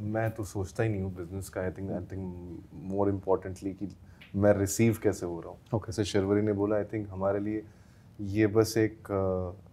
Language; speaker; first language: Hindi; native; Hindi